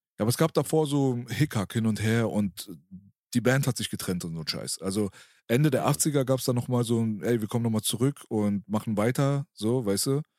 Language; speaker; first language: German; early bilingual, other home language; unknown